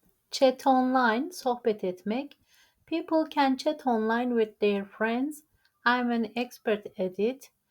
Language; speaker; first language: English; non-native, fluent; Turkish